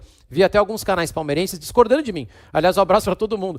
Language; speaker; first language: Portuguese; native; Portuguese